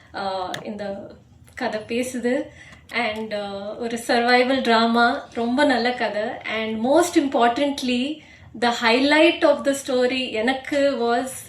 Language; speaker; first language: Tamil; non-native, local second language; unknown